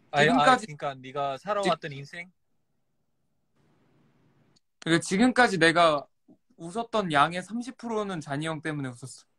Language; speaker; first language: Korean; early bilingual, heritage; Korean